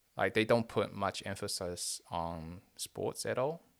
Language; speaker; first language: English; non-native, fluent; Chinese